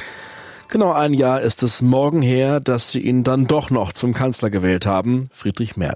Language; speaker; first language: German; native; German